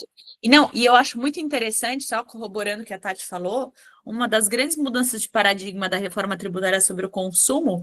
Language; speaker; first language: Portuguese; native; Portuguese